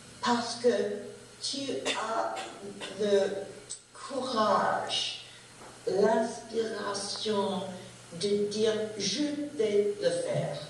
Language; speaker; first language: French; non-native, learner; English